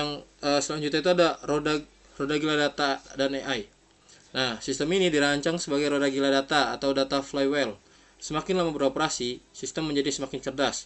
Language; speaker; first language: Indonesian; native; Indonesian